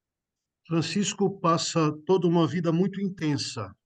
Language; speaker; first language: Portuguese; native; Portuguese